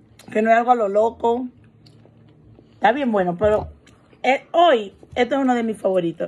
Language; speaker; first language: Spanish; early bilingual, heritage; Spanish